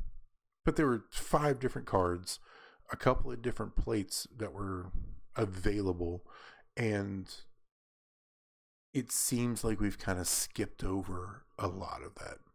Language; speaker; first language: English; native; English